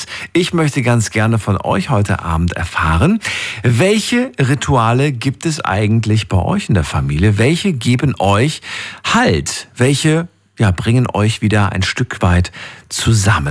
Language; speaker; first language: German; native; German